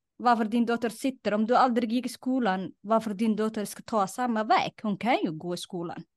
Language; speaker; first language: Swedish; non-native, fluent; Somali